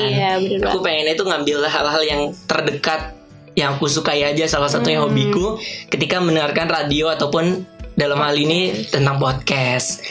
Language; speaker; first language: Indonesian; native; Indonesian